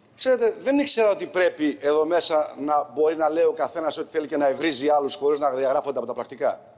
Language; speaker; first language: Greek; early bilingual, heritage; Greek